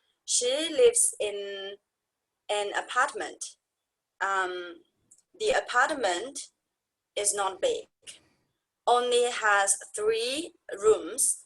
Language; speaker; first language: English; non-native, fluent; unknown